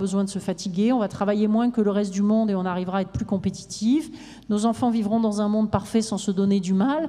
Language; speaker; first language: French; native; French